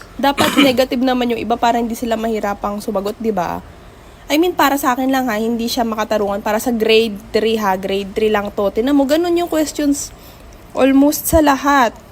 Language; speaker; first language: Filipino; native; Filipino